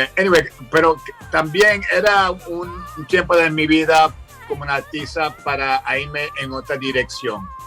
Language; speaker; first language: Spanish; early bilingual, heritage; Spanish